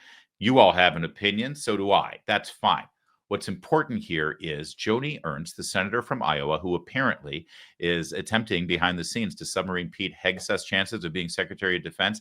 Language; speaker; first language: English; native; English